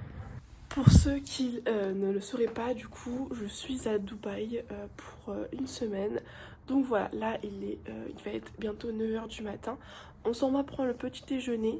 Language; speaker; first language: French; native; French